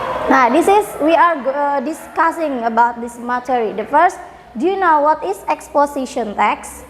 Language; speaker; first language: English; non-native, learner; Indonesian